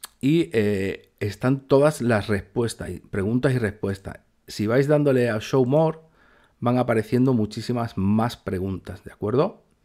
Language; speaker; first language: Spanish; native; Spanish